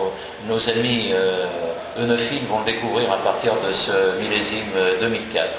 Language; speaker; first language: French; native; French